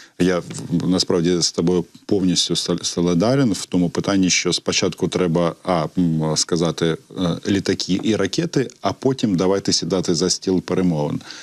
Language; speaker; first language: Ukrainian; native; Ukrainian